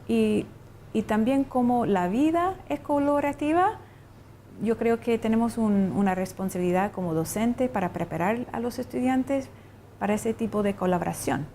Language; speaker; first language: Spanish; non-native, fluent; English